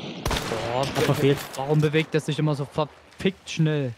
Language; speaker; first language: German; native; German